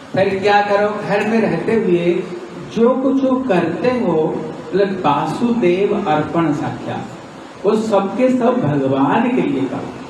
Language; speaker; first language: Hindi; native; Hindi